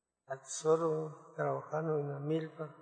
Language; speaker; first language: Spanish; non-native, local second language; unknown